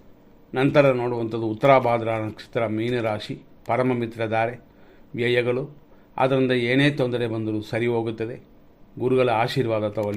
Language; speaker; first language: Kannada; native; Kannada